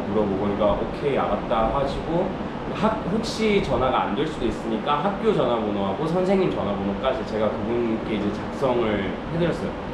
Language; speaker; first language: Korean; early bilingual, other home language; Urdu